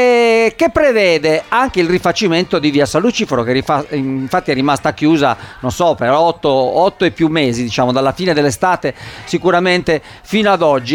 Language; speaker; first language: Italian; native; Italian